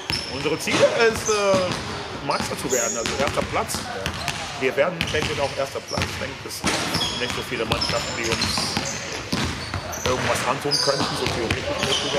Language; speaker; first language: German; non-native, fluent; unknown